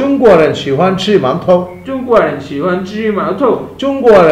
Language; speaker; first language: Chinese; non-native, fluent; Bangla